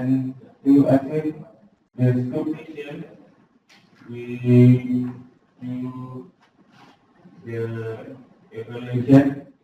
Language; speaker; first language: English; non-native, learner; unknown